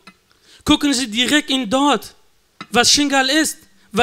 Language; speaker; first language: German; non-native, learner; Kurdish